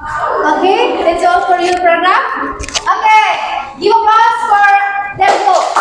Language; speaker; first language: English; non-native, fluent; Indonesian